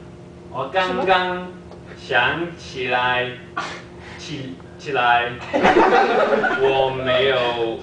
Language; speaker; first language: Chinese; non-native, learner; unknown